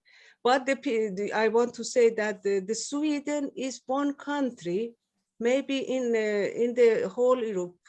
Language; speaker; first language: English; non-native, learner; Persian